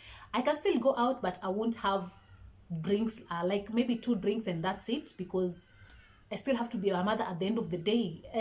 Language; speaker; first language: English; non-native, local second language; Swahili